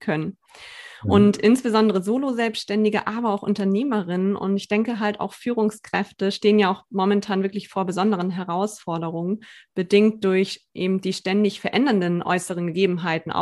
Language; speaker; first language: German; native; German